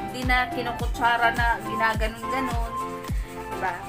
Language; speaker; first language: Filipino; non-native, local second language; Cebuano